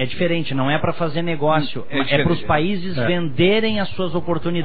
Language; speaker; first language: Portuguese; native; Portuguese